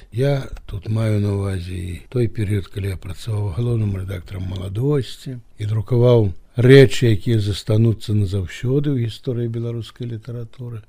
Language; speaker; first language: Belarusian; native; Belarusian